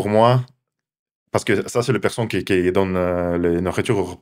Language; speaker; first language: French; non-native, fluent; Russian